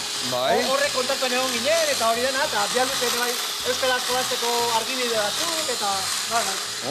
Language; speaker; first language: Basque; native; Basque